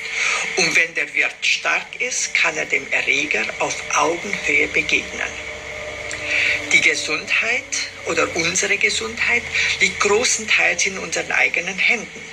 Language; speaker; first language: German; non-native, fluent; Romanian